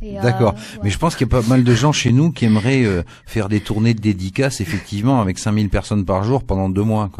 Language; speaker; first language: French; native; French